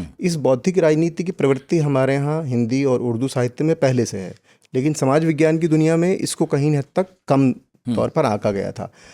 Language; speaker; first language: Hindi; native; Hindi